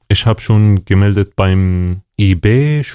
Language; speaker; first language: German; non-native, learner; Arabic